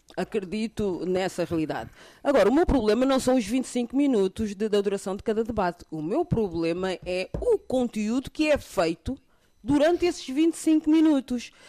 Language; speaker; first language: Portuguese; early bilingual, other home language; Kabuverdianu